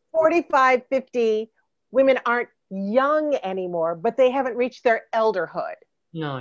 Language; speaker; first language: English; native; English